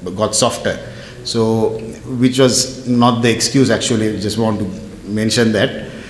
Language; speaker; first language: English; non-native, local second language; Sinhala